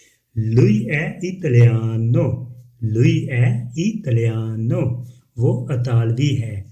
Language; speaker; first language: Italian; non-native, fluent; Urdu